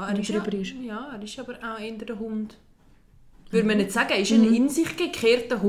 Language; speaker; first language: German; native; German